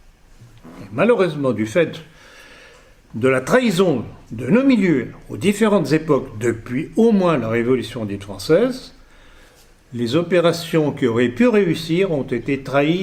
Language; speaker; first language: French; native; French